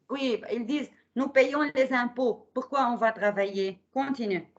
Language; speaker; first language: French; non-native, fluent; Arabic